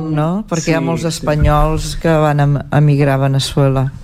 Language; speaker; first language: Catalan; native; Catalan